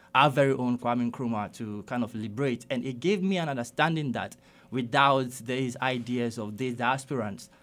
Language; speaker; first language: English; non-native, local second language; Ga